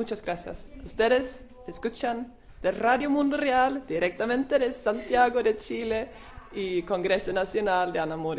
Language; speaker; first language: Spanish; non-native, learner; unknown